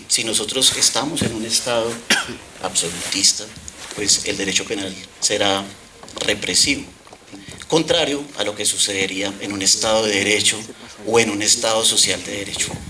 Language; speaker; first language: Spanish; native; Spanish